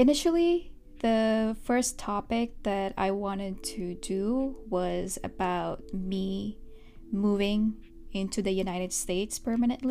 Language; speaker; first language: English; non-native, local second language; Filipino